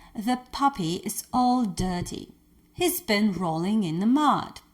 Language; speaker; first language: English; non-native, fluent; Polish